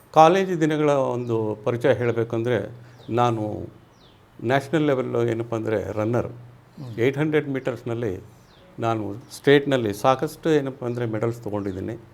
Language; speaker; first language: Kannada; non-native, local second language; Tamil